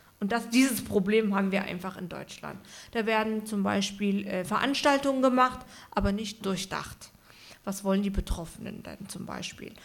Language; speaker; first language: German; early bilingual, other home language; Turkish